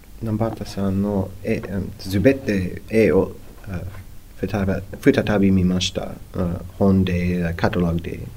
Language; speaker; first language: Japanese; non-native, learner; English